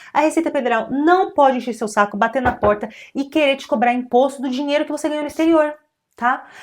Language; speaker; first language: Portuguese; native; Portuguese